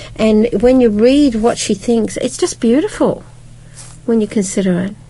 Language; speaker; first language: English; native; English